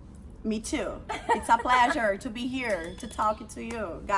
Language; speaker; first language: English; non-native, fluent; Portuguese